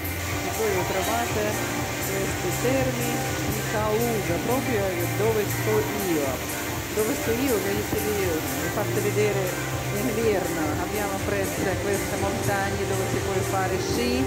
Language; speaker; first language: Italian; non-native, learner; Russian